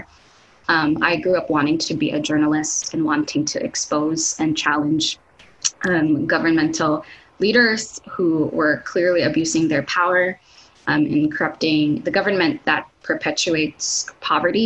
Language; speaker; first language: English; non-native, local second language; Filipino